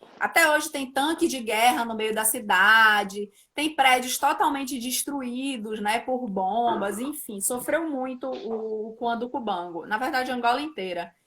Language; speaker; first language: Portuguese; native; Portuguese